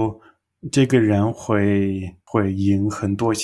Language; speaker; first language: Chinese; non-native, learner; English